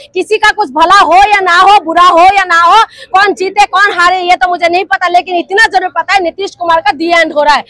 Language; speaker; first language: Hindi; non-native, local second language; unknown